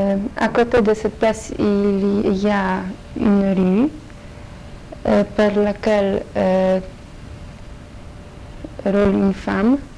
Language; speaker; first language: French; non-native, learner; Polish